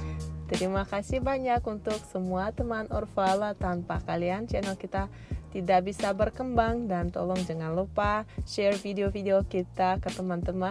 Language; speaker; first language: Indonesian; non-native, fluent; Russian